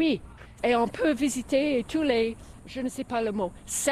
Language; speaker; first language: French; non-native, fluent; English